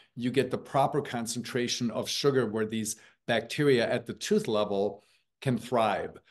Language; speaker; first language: English; early bilingual, other home language; German